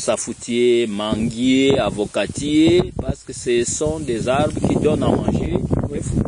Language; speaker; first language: French; non-native, local second language; Kongo